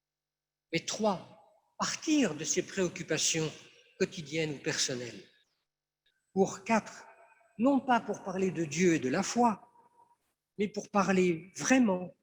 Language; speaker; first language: French; native; French